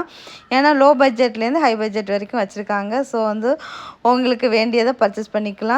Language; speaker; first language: Tamil; native; Tamil